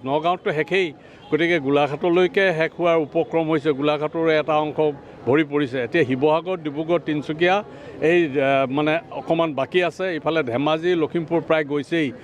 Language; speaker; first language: Assamese; native; Assamese